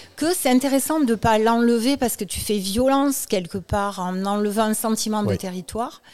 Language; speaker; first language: French; native; French